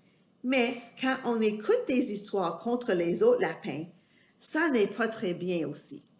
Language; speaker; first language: French; non-native, fluent; English